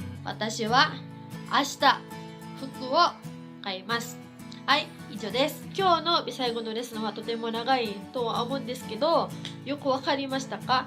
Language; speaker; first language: Japanese; non-native, fluent; Cebuano